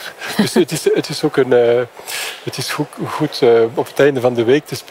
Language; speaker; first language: Dutch; non-native, fluent; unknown